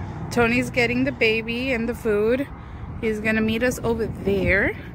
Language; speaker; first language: English; early bilingual, other home language; Spanish